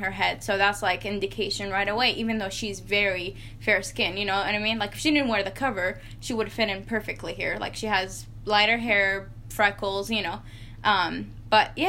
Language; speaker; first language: English; non-native, fluent; Arabic